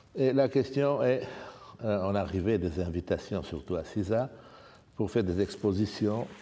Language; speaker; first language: French; non-native, fluent; Portuguese